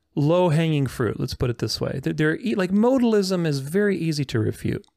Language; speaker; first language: English; non-native, fluent; Romanian